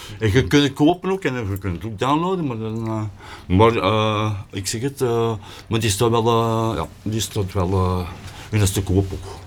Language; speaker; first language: Dutch; native; Dutch